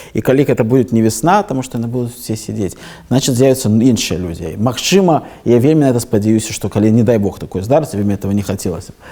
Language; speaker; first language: Belarusian; non-native, local second language; Russian